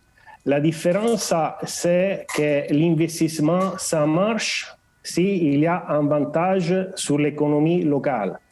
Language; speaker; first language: French; non-native, learner; Portuguese